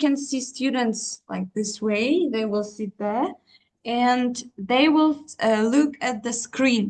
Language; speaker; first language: English; non-native, fluent; Uzbek